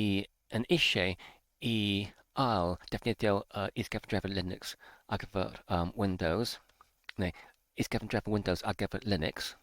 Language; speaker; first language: Welsh; non-native, learner; English